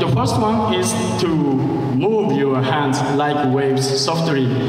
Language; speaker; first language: English; non-native, learner; Japanese